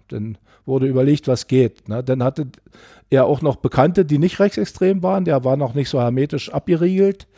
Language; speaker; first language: German; native; German